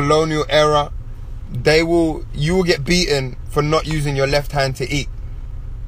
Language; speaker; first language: English; native; English